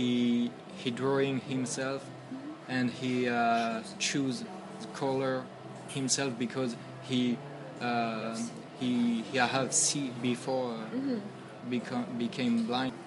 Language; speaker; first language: English; non-native, learner; French